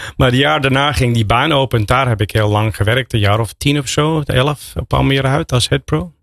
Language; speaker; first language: Dutch; non-native, fluent; English